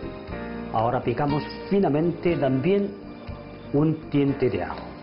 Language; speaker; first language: Spanish; non-native, fluent; Chinese